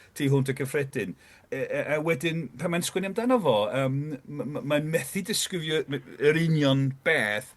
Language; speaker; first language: Welsh; non-native, fluent; English